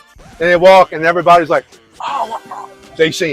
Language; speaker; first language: English; native; English